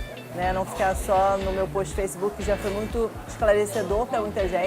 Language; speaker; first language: Portuguese; native; Portuguese